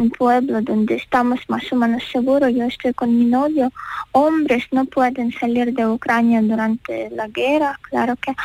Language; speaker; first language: Spanish; non-native, learner; Ukrainian